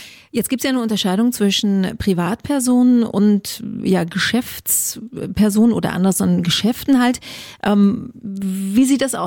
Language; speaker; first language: German; native; German